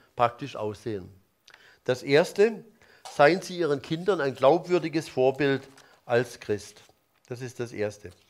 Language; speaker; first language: German; native; German